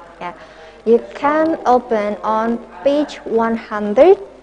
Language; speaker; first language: English; non-native, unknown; Indonesian